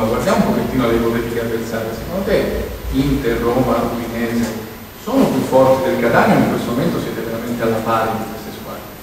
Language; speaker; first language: Italian; native; Italian